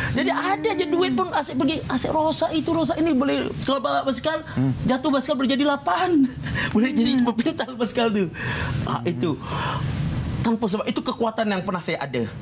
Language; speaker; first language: Malay; native; Malay